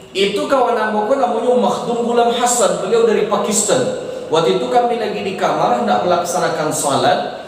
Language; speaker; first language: Malay; non-native, local second language; Minangkabau